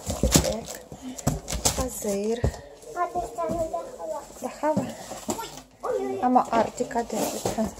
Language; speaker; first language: Turkish; non-native, learner; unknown